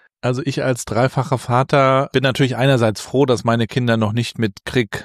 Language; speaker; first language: German; native; German